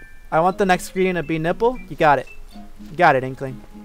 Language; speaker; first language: English; early bilingual, other home language; Spanish